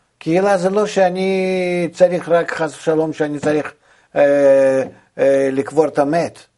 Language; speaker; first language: Hebrew; non-native, fluent; Russian